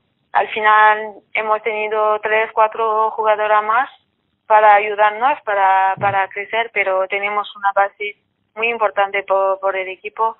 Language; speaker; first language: Spanish; non-native, fluent; French